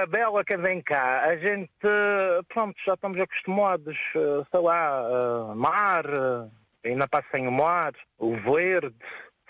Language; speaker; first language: Portuguese; native; Portuguese